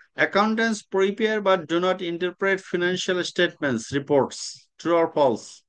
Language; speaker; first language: English; non-native, local second language; Bangla